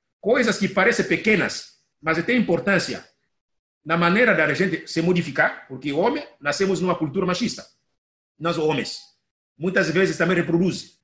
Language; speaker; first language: Portuguese; non-native, fluent; Lingala